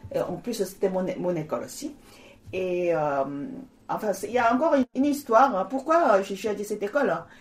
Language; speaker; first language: French; non-native, fluent; Korean